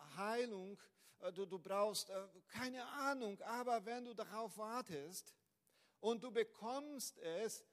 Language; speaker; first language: German; non-native, fluent; Portuguese